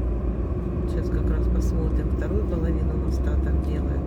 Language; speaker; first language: Russian; native; Russian